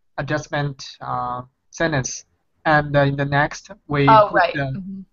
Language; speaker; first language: English; non-native, fluent; Chinese